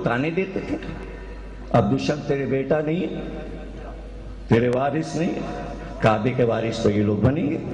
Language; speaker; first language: Urdu; native; Urdu